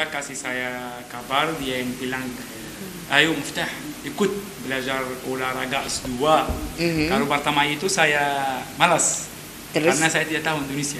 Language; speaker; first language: Indonesian; non-native, learner; Arabic